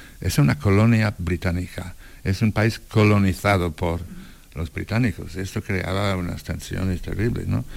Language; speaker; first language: Spanish; non-native, fluent; English